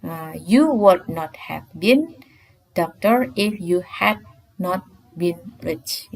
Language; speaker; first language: English; non-native, fluent; Indonesian